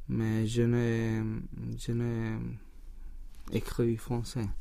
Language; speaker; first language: French; non-native, learner; Swedish